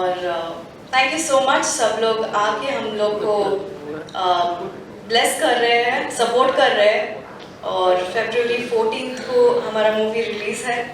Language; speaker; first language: Hindi; non-native, local second language; Kannada